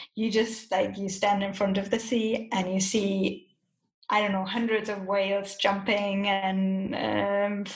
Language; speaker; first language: English; non-native, fluent; German